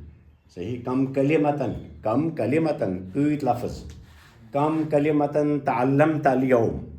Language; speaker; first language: Arabic; non-native, fluent; Kashmiri